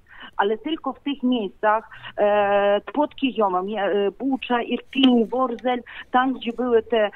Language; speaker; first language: Polish; non-native, fluent; Ukrainian